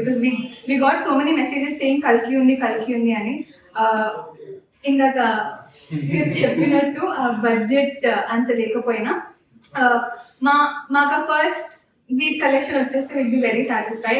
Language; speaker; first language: Telugu; native; Telugu